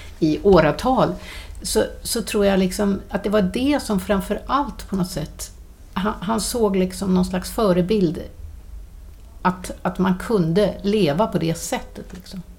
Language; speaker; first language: Swedish; native; Swedish